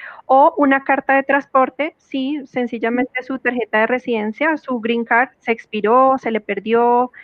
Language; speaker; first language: Spanish; native; Spanish